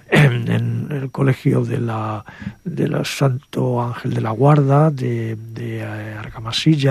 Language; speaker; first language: Spanish; native; Spanish